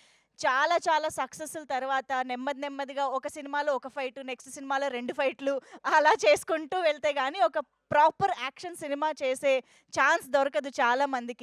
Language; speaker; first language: Telugu; native; Telugu